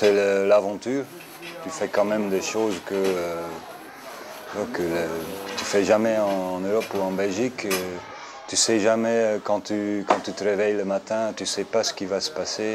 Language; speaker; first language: French; non-native, local second language; Dutch